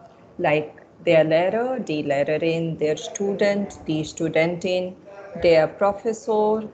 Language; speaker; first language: German; non-native, fluent; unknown